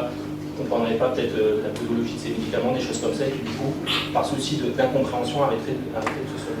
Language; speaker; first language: French; native; French